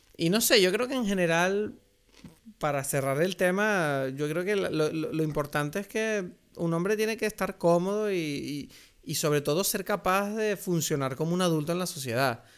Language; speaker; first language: Spanish; native; Spanish